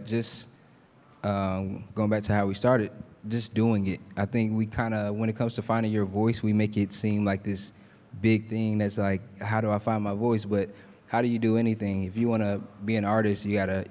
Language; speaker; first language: English; native; English